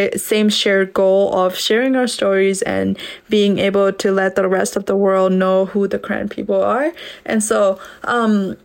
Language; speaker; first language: English; early bilingual, other home language; S'gaw Karen